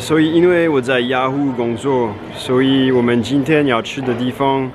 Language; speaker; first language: Chinese; non-native, fluent; French